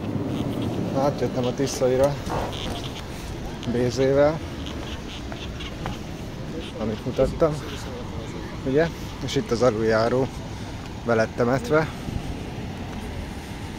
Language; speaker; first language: Hungarian; native; Hungarian